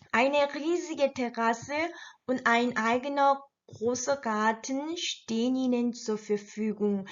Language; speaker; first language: German; non-native, fluent; Korean